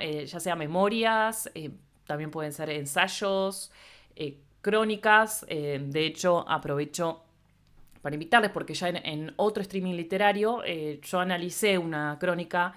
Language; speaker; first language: Spanish; native; Spanish